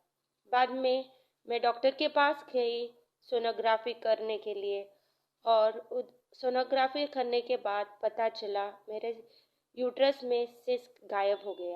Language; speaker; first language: Hindi; non-native, local second language; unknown